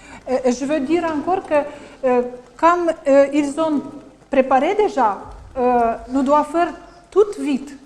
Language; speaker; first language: French; non-native, learner; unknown